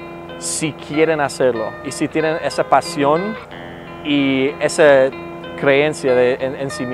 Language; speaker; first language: Spanish; non-native, fluent; English